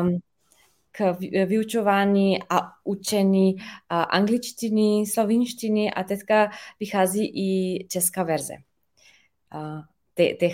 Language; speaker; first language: Czech; non-native, fluent; Slovenian